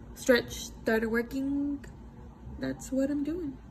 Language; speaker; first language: English; early bilingual, other home language; Spanish